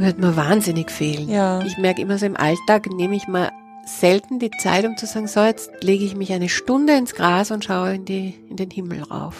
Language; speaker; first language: German; native; German